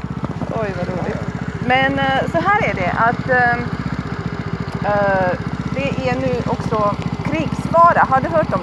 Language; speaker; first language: Swedish; non-native, fluent; Latvian